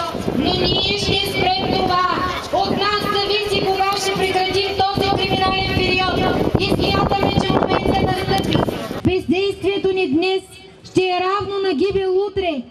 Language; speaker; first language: Bulgarian; native; Bulgarian